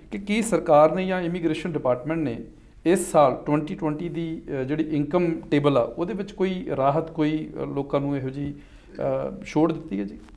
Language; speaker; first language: Punjabi; native; Punjabi